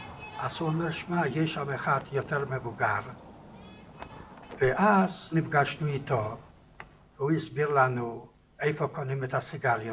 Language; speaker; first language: Hebrew; non-native, fluent; Yiddish